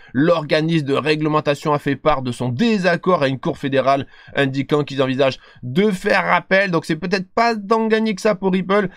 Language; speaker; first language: French; native; French